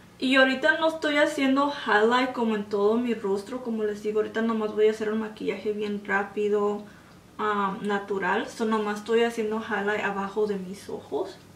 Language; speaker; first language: Spanish; early bilingual, heritage; Spanish